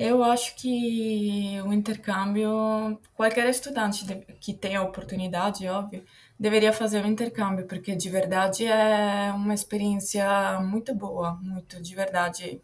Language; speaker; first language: Portuguese; non-native, fluent; Italian